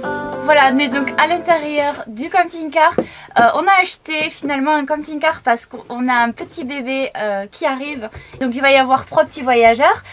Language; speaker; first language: French; native; French